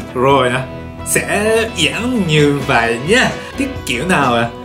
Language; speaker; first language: Vietnamese; non-native, fluent; Japanese